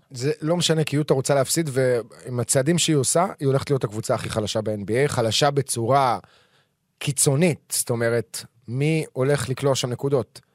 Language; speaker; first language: Hebrew; native; Hebrew